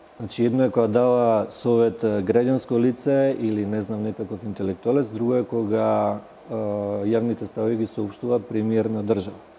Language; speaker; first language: Macedonian; native; Macedonian